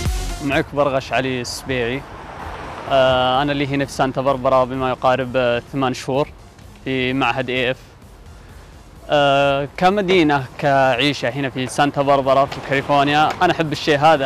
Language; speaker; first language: Arabic; native; Arabic